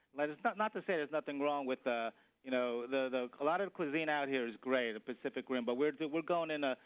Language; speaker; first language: English; native; English